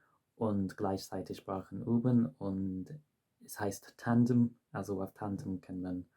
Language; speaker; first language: German; non-native, fluent; English